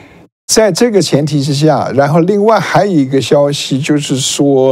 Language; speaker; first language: Chinese; native; Chinese